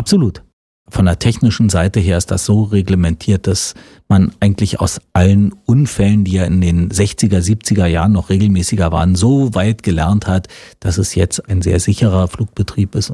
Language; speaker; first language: German; native; German